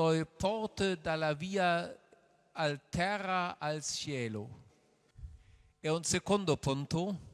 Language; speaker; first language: Italian; non-native, learner; German